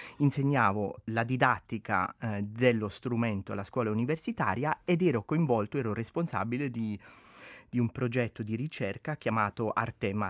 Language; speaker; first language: Italian; non-native, local second language; German